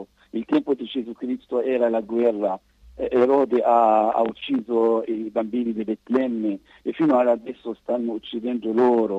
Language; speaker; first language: Italian; non-native, fluent; Arabic